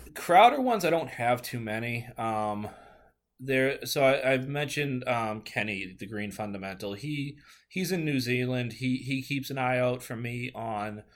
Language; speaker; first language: English; native; English